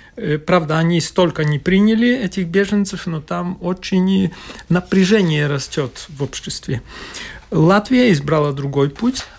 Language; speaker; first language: Russian; non-native, local second language; Latvian